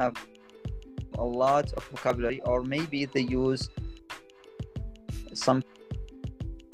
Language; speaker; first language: English; non-native, fluent; Arabic